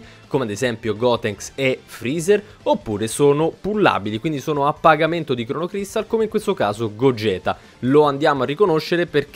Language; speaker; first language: Italian; native; Italian